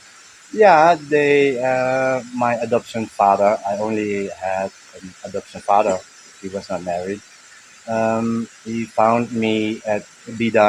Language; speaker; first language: English; early bilingual, heritage; Dutch